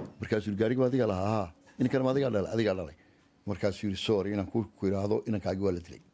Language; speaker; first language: Somali; native; Somali